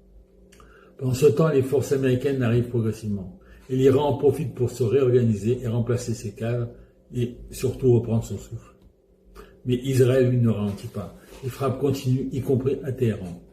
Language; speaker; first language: French; native; French